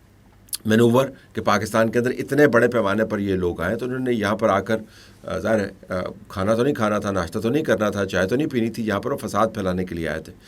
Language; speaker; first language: Urdu; native; Urdu